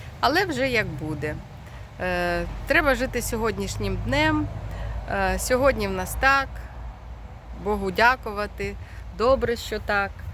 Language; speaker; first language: Ukrainian; non-native, local second language; Russian